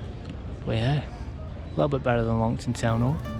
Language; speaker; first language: English; native; English